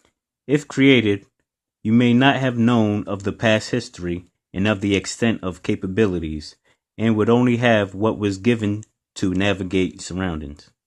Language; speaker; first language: English; native; English